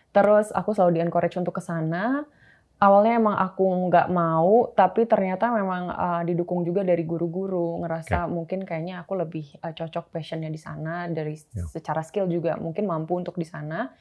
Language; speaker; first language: Indonesian; native; Indonesian